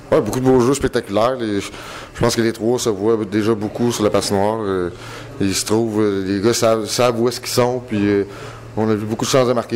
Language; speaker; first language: French; native; French